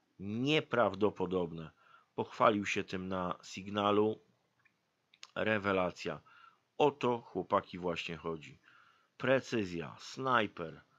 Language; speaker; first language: Polish; native; Polish